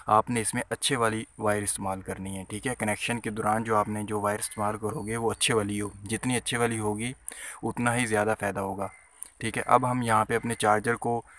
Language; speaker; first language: Urdu; non-native, local second language; Punjabi